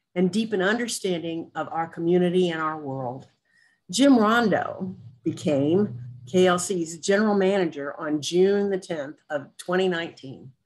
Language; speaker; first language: English; native; English